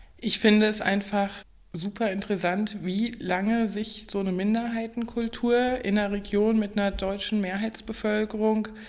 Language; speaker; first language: German; native; German